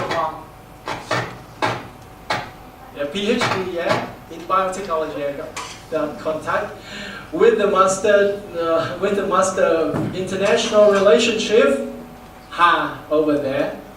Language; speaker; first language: English; non-native, fluent; Vietnamese